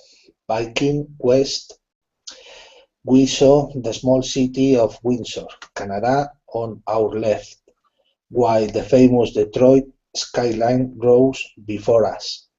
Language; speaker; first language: English; non-native, learner; Spanish